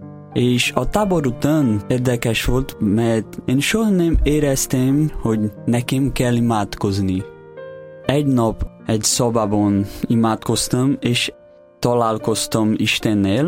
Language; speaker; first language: Hungarian; non-native, learner; Portuguese